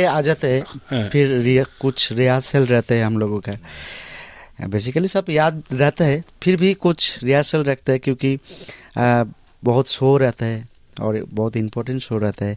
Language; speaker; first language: Hindi; non-native, learner; Bangla